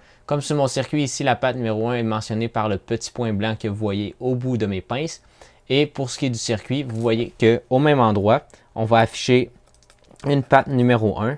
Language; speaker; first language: French; native; French